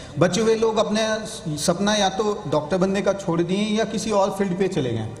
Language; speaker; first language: Hindi; native; Hindi